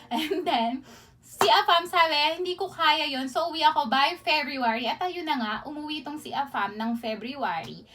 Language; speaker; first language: Filipino; native; Filipino